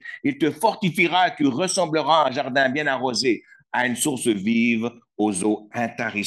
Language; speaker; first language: French; native; French